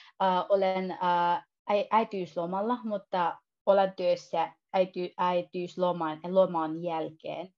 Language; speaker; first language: Finnish; non-native, learner; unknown